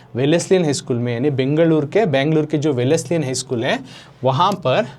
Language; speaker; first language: Hindi; non-native, local second language; Kannada